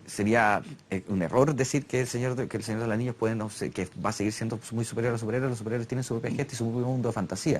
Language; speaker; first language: Spanish; native; Spanish